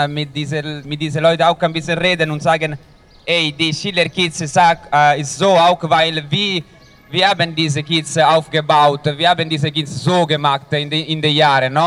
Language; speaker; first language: German; non-native, learner; Italian